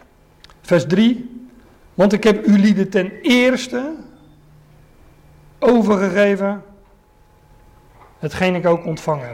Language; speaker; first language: Dutch; native; Dutch